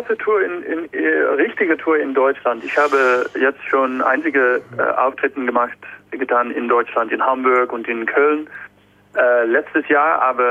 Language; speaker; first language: German; non-native, learner; Dutch